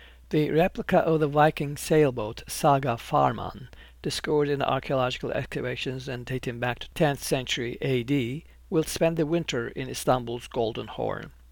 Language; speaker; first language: English; non-native, fluent; Turkish